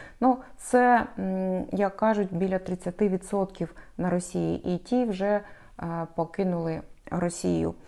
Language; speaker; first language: Ukrainian; non-native, local second language; Russian